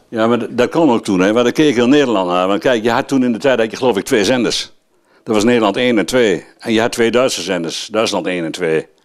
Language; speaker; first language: Dutch; native; Dutch